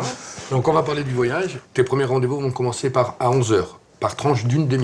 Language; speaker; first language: French; native; French